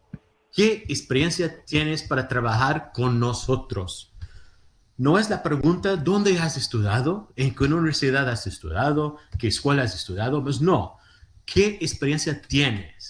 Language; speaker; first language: Spanish; non-native, fluent; Portuguese